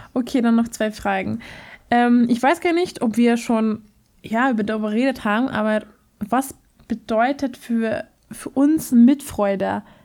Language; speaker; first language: German; non-native, fluent; Hungarian